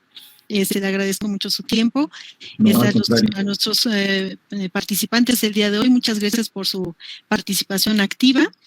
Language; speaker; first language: Spanish; native; Spanish